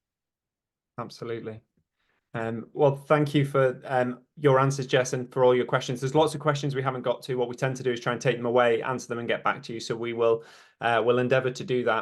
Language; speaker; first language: English; native; English